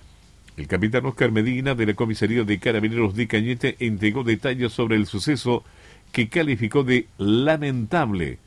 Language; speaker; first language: Spanish; native; Spanish